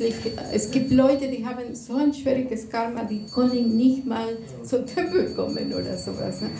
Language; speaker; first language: German; non-native, fluent; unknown